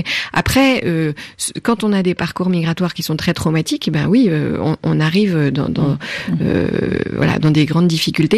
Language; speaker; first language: French; native; French